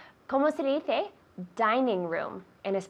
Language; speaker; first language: Spanish; non-native, fluent; English